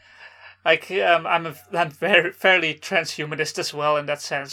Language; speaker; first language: English; non-native, fluent; Dutch